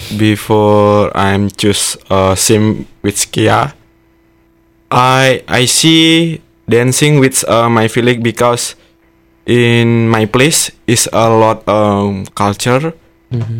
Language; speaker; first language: English; non-native, learner; Indonesian